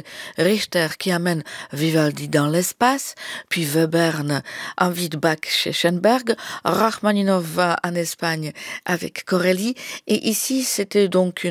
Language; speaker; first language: French; native; French